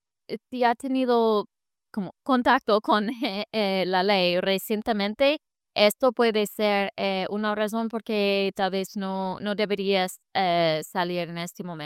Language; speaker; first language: Spanish; non-native, fluent; English